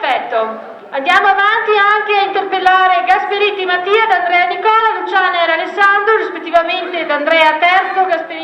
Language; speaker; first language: Italian; native; Italian